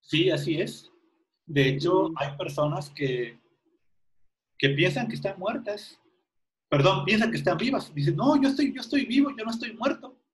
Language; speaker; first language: Spanish; native; Spanish